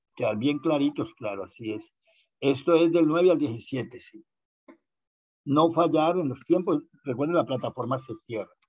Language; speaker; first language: Spanish; native; Spanish